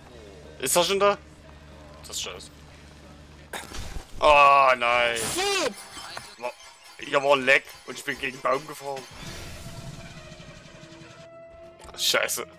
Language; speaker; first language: German; native; German